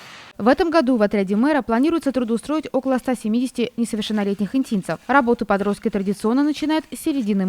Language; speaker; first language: Russian; native; Russian